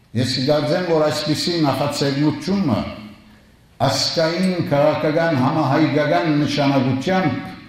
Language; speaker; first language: Armenian; early bilingual, heritage; Armenian